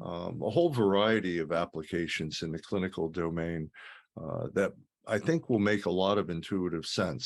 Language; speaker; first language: English; native; English